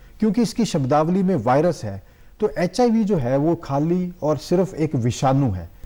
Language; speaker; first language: Hindi; native; Hindi